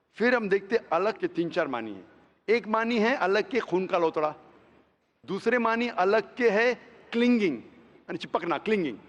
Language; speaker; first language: Hindi; non-native, local second language; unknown